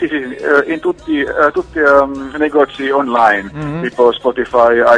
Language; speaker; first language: Italian; non-native, learner; Finnish